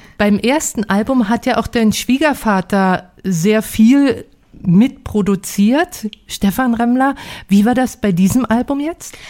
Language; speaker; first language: German; native; German